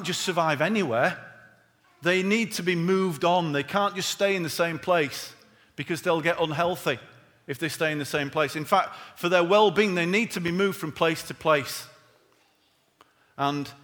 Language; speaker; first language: English; native; English